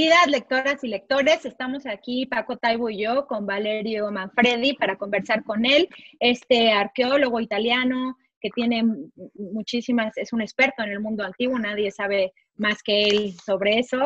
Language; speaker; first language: Spanish; native; Spanish